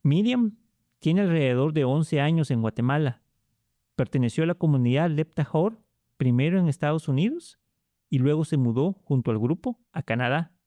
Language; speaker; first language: Spanish; native; Spanish